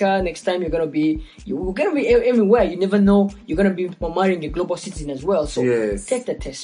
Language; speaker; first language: English; non-native, local second language; Ganda